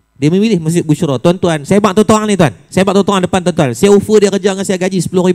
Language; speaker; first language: Malay; native; Malay